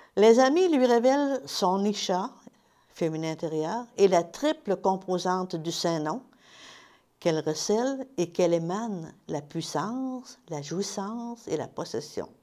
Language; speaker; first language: French; native; French